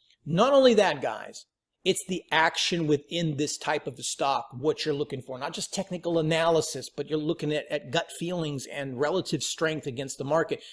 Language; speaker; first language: English; native; English